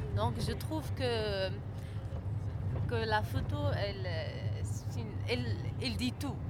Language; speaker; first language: French; non-native, learner; Arabic